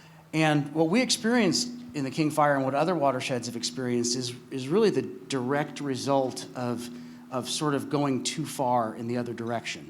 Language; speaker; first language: English; native; English